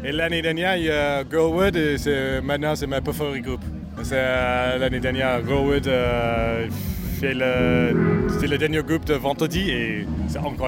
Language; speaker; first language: French; non-native, learner; English